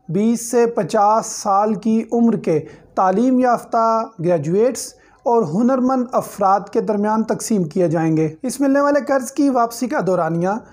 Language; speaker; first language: Urdu; native; Urdu